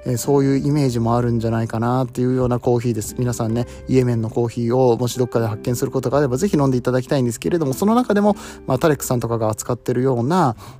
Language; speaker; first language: Japanese; native; Japanese